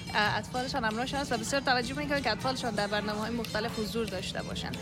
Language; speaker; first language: Persian; native; Persian